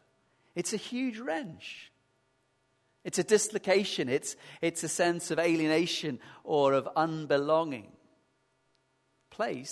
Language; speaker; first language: English; native; English